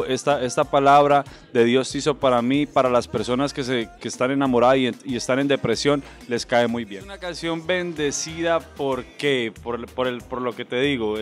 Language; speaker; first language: Spanish; native; Spanish